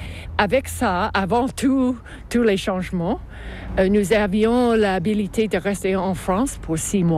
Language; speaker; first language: French; non-native, local second language; English